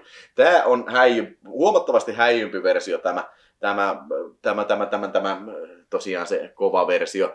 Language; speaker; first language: Finnish; native; Finnish